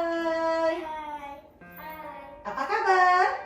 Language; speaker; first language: Indonesian; native; Indonesian